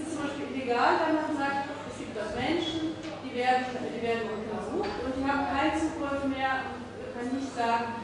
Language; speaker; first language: German; native; German